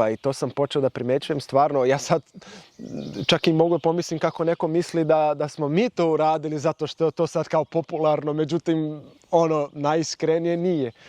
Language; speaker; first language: Serbian; non-native, fluent; Portuguese